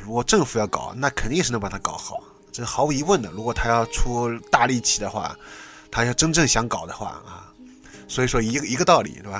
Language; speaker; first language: Chinese; native; Chinese